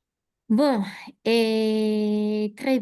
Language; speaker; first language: French; non-native, fluent; Spanish